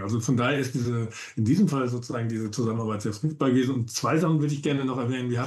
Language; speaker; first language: German; native; German